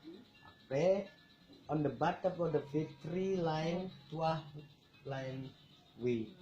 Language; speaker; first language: English; non-native, learner; Indonesian